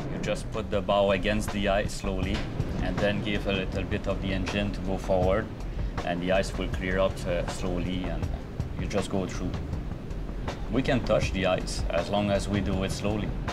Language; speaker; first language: English; non-native, fluent; French